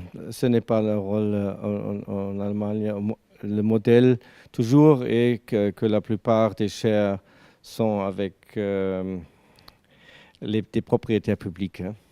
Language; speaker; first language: French; non-native, learner; German